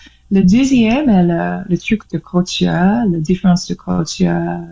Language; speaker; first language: French; non-native, learner; English